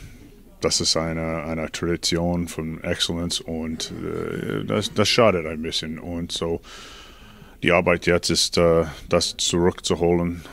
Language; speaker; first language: German; non-native, learner; English